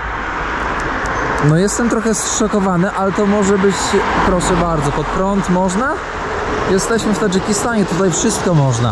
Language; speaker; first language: Polish; native; Polish